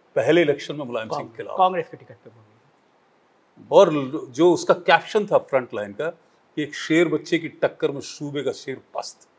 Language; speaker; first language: Hindi; native; Hindi